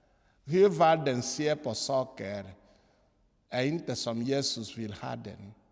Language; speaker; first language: Swedish; non-native, fluent; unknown